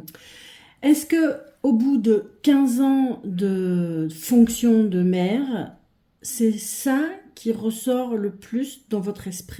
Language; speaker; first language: French; native; French